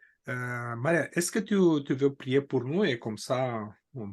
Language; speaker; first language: French; non-native, fluent; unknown